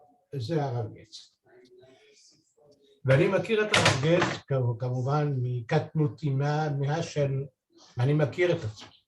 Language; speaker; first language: Hebrew; early bilingual, other home language; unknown